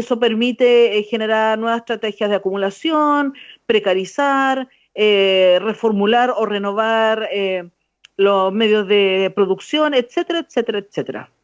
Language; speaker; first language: Spanish; native; Spanish